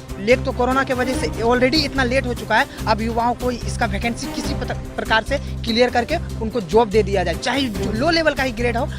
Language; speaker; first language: Hindi; native; Hindi